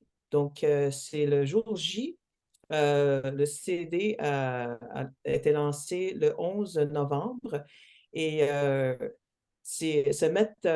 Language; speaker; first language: French; non-native, local second language; English